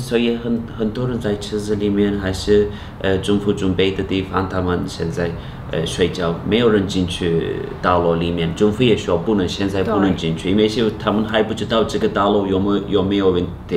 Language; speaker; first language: Chinese; non-native, fluent; Turkish